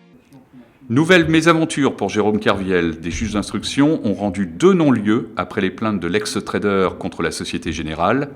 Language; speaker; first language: French; native; French